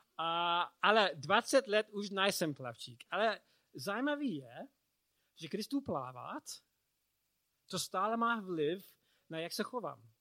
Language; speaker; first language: Czech; non-native, learner; English